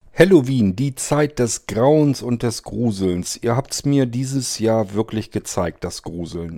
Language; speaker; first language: German; native; German